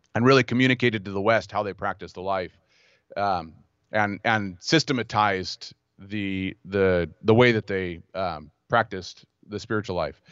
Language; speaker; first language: English; native; English